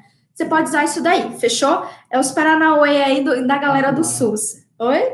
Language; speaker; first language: Portuguese; native; Portuguese